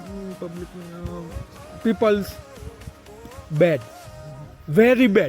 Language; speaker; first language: English; non-native, learner; Gujarati